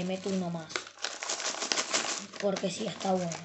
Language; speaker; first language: Spanish; native; Spanish